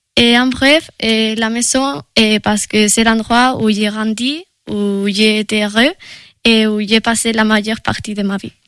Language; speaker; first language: French; non-native, fluent; Spanish